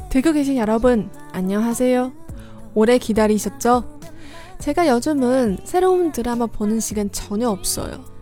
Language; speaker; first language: Korean; non-native, fluent; Chinese